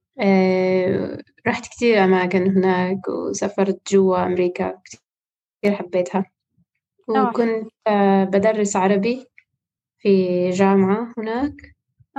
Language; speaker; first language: Arabic; non-native, fluent; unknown